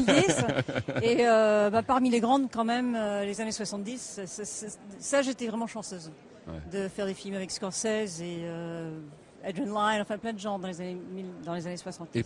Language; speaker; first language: French; non-native, fluent; English